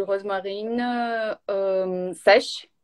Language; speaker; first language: French; non-native, learner; Portuguese